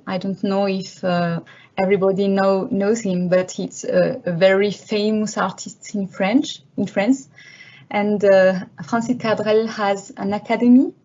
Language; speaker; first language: English; non-native, learner; French